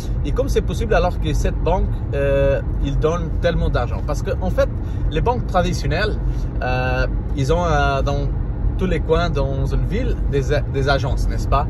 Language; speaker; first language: French; non-native, learner; Portuguese